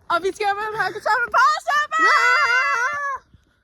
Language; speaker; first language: Danish; native; Danish